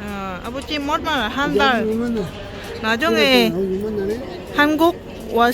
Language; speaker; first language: Korean; non-native, learner; Lao